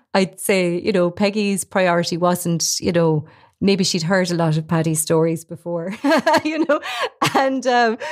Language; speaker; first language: English; native; English